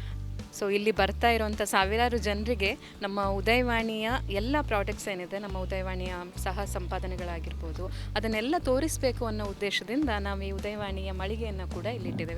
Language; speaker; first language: Kannada; native; Kannada